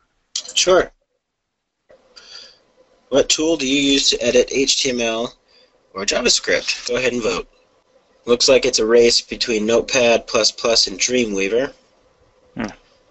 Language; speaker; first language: English; native; English